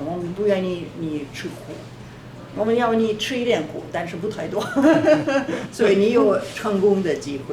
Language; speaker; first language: Chinese; non-native, fluent; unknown